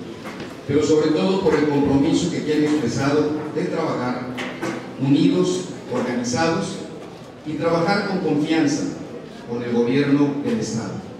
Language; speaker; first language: Spanish; native; Spanish